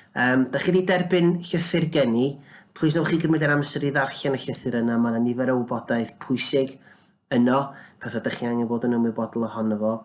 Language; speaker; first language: Welsh; native; Welsh